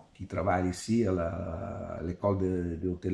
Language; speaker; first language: French; non-native, learner; Italian